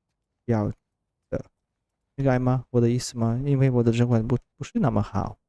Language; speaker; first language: Chinese; non-native, learner; Russian